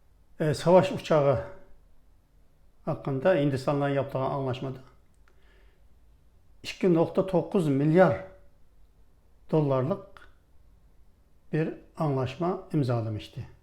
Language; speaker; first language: Turkish; non-native, fluent; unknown